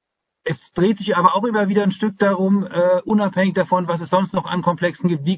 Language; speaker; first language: German; native; German